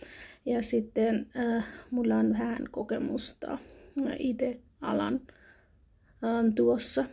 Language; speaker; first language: Finnish; non-native, learner; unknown